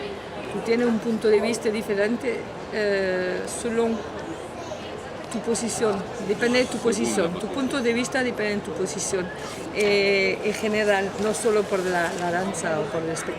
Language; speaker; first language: Spanish; non-native, learner; French